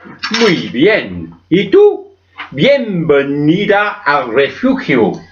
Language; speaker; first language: Spanish; non-native, learner; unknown